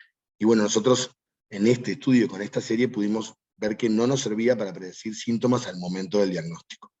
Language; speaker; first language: Spanish; native; Spanish